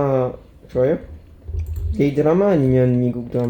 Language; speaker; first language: Korean; non-native, learner; French